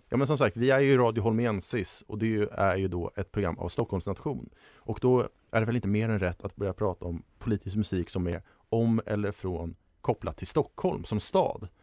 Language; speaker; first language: Swedish; native; Swedish